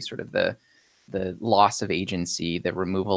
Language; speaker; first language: English; native; English